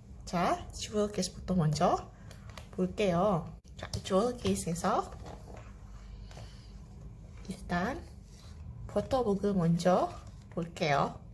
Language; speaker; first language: Korean; non-native, fluent; Indonesian